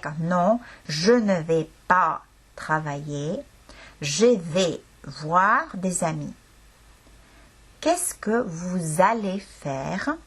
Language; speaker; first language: French; non-native, fluent; Estonian